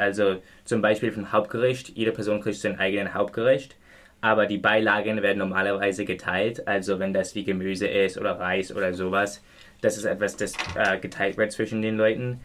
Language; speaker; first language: German; non-native, learner; English